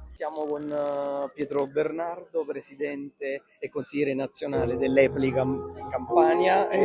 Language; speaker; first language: Italian; native; Italian